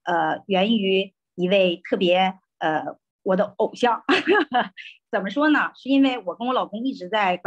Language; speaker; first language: Chinese; native; Chinese